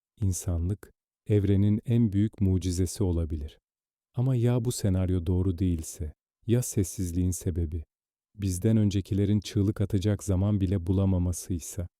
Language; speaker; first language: Turkish; native; Turkish